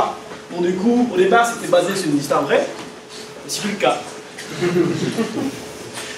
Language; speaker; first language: French; native; French